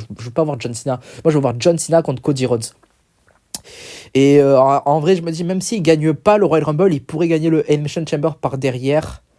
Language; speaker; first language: French; native; French